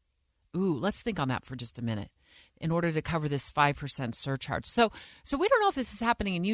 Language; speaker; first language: English; native; English